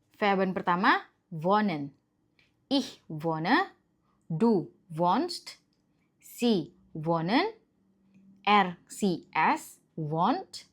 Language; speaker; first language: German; non-native, fluent; Indonesian